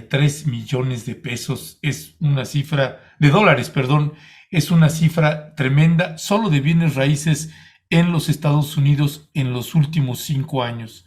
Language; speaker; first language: Spanish; native; Spanish